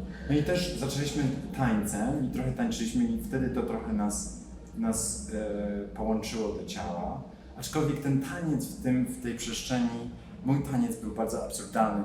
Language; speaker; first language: Polish; non-native, learner; English